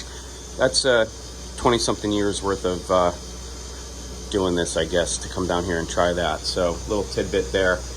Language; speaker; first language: English; native; English